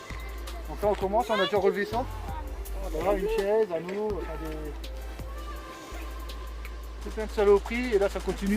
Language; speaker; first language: French; native; French